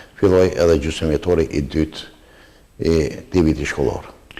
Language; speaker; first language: Albanian; native; Albanian